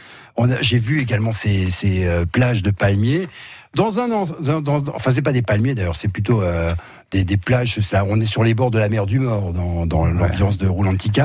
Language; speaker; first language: French; native; French